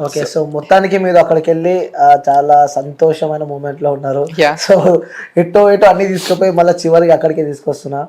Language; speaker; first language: Telugu; native; Telugu